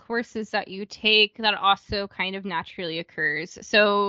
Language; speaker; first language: English; native; English